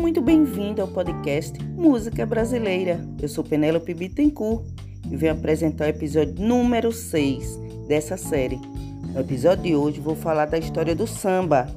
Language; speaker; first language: Portuguese; native; Portuguese